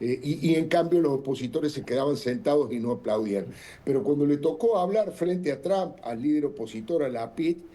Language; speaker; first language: Spanish; native; Spanish